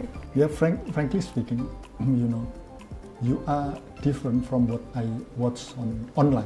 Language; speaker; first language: English; non-native, fluent; Indonesian